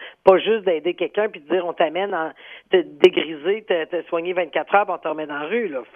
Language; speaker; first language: French; native; French